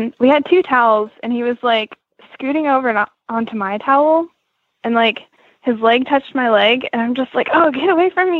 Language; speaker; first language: English; native; English